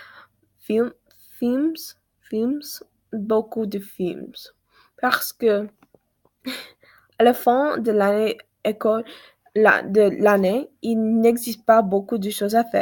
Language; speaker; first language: French; non-native, learner; English